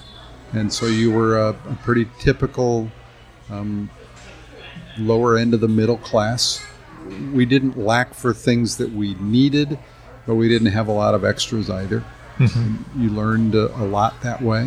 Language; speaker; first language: English; native; English